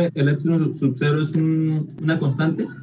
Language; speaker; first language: Spanish; native; Spanish